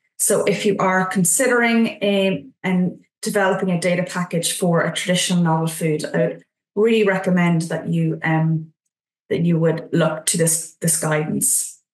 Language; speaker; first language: English; native; English